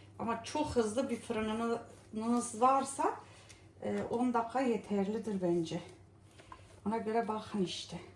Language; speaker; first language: Turkish; native; Turkish